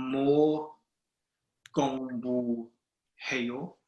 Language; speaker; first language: Korean; non-native, learner; English